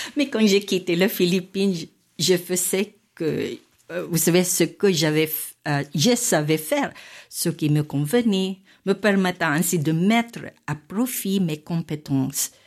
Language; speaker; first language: French; non-native, fluent; Filipino